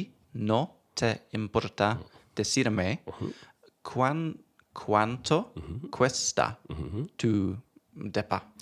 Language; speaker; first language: Spanish; non-native, learner; English